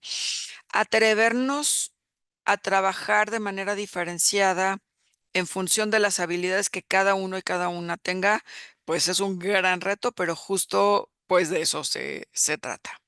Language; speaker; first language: Spanish; native; Spanish